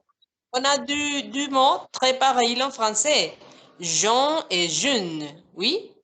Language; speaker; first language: French; non-native, fluent; Spanish